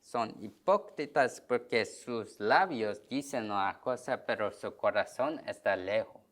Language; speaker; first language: Spanish; non-native, learner; Korean